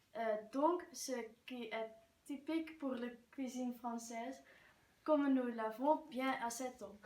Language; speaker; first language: French; non-native, learner; Dutch